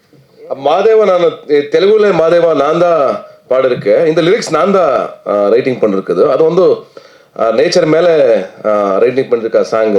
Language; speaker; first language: Tamil; non-native, learner; Kannada